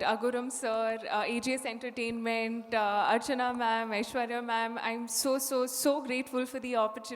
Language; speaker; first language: Telugu; non-native, learner; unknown